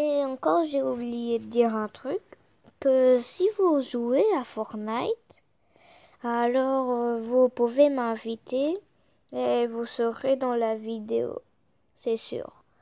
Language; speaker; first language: French; early bilingual, other home language; Polish